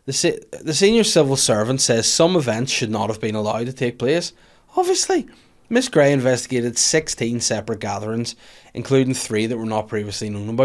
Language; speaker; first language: English; native; English